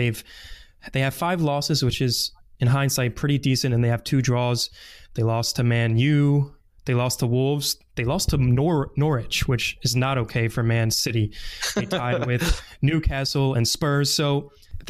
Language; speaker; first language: English; native; English